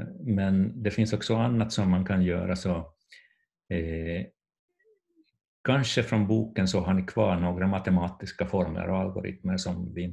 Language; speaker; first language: Swedish; non-native, fluent; Finnish